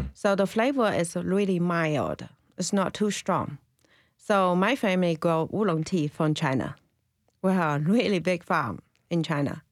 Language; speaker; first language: English; non-native, learner; Chinese